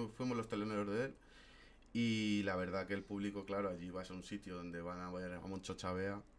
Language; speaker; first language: Spanish; native; Spanish